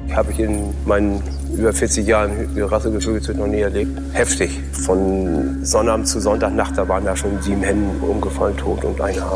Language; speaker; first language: German; native; German